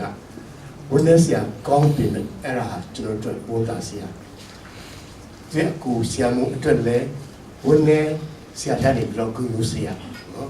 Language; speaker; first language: Burmese; non-native, local second language; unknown